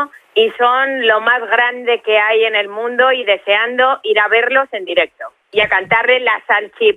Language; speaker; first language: Spanish; native; Spanish